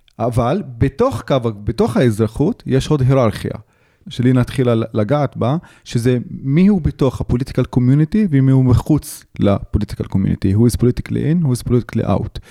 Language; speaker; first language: Hebrew; non-native, local second language; Arabic